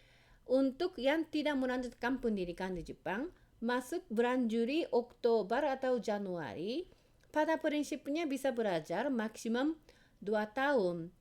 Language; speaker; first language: Indonesian; non-native, fluent; Japanese